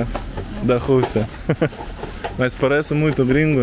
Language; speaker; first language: Portuguese; non-native, learner; Russian